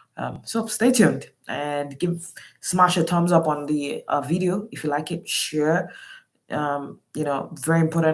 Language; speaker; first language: English; non-native, local second language; Yoruba